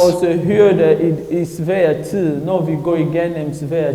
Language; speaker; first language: Danish; non-native, learner; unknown